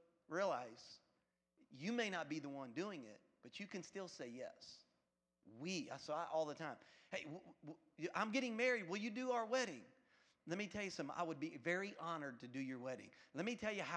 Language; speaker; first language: English; native; English